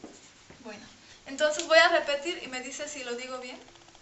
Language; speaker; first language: Spanish; non-native, fluent; French